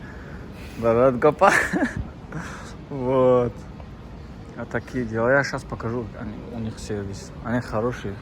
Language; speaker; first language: Russian; non-native, learner; Tajik